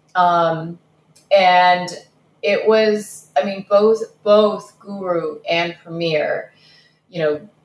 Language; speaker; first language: English; early bilingual, other home language; Russian